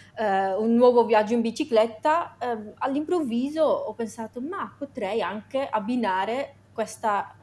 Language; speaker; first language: Italian; non-native, fluent; Dutch